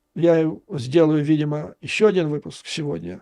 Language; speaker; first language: Russian; native; Russian